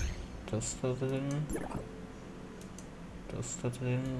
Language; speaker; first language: German; non-native, local second language; Luxembourgish